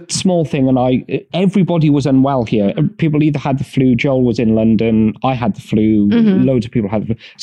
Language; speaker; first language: English; native; English